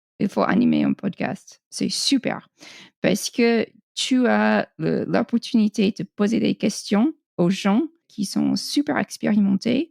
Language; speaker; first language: French; non-native, fluent; English